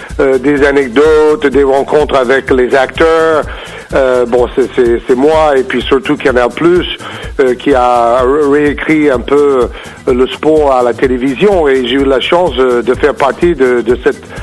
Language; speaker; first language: French; non-native, fluent; English